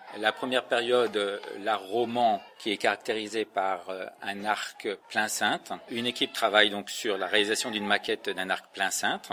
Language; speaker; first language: French; native; French